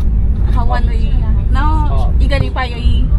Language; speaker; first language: Chinese; non-native, learner; Filipino